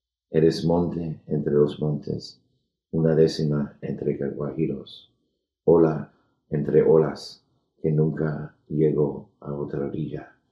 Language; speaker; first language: Spanish; early bilingual, heritage; Spanish